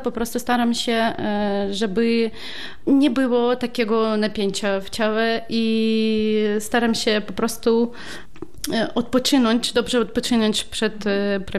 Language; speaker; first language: Polish; non-native, fluent; Ukrainian